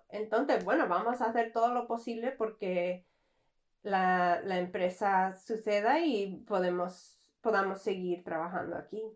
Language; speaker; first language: Spanish; early bilingual, heritage; English